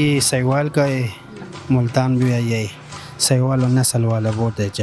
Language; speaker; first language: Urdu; non-native, local second language; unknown